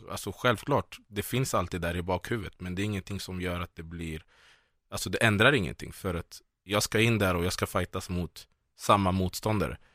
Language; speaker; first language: Swedish; early bilingual, other home language; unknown